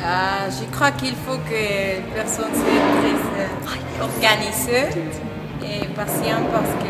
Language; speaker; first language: French; non-native, learner; Spanish